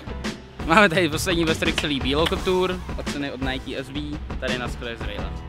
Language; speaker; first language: Czech; native; Czech